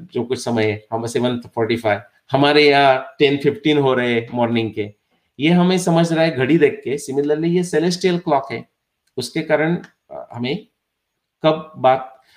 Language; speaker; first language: Hindi; non-native, local second language; Marathi